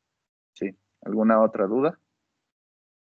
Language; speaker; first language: Spanish; native; Spanish